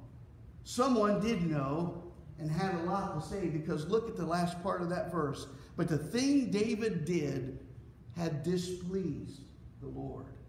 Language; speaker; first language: English; native; English